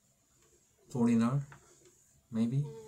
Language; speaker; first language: English; non-native, learner; Korean